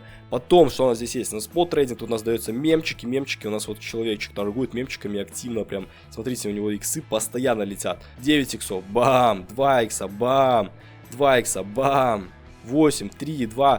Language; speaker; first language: Russian; native; Russian